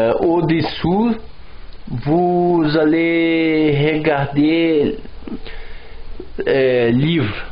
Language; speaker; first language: French; non-native, learner; Portuguese